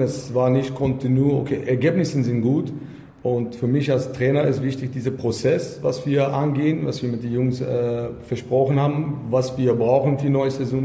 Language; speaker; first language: German; non-native, learner; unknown